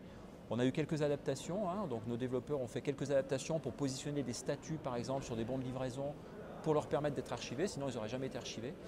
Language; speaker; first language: French; native; French